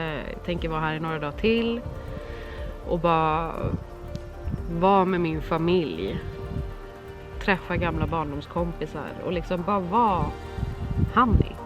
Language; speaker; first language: Swedish; native; Swedish